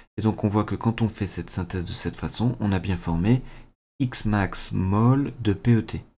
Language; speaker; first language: French; native; French